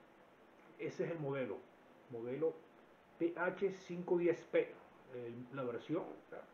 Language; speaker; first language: Spanish; native; Spanish